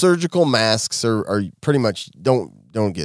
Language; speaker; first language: English; native; English